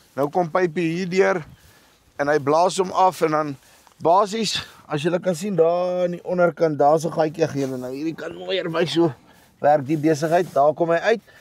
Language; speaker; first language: Afrikaans; native; Afrikaans